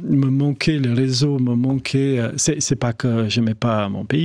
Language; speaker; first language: French; non-native, fluent; Albanian